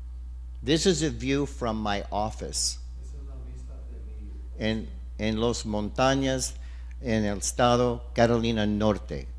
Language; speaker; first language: Spanish; non-native, learner; English